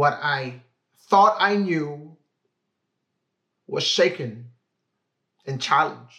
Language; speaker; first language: English; non-native, local second language; Filipino